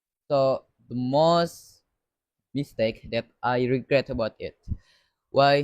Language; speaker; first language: English; non-native, learner; Indonesian